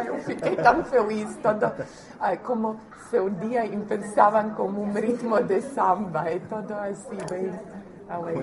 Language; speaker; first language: Portuguese; non-native, learner; Croatian